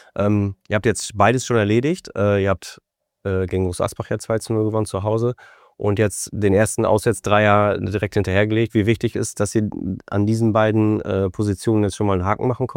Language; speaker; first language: German; native; German